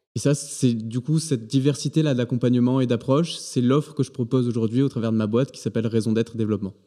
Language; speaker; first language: French; native; French